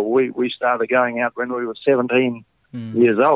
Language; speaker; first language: English; native; English